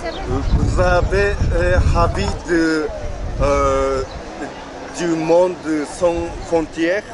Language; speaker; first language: French; non-native, learner; Japanese